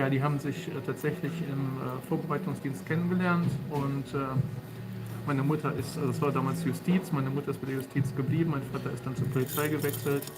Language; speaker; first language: German; native; German